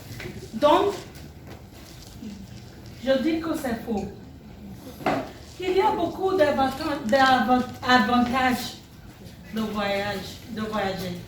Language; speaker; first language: French; non-native, learner; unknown